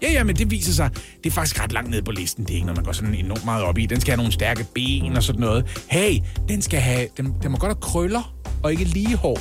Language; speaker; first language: Danish; native; Danish